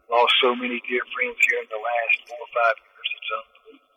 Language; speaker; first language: English; native; English